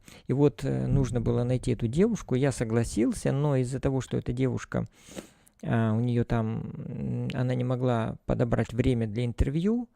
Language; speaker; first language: Russian; native; Russian